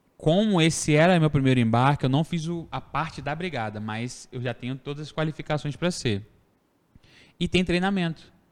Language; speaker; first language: Portuguese; native; Portuguese